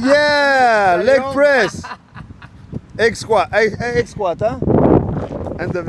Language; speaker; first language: English; non-native, learner; French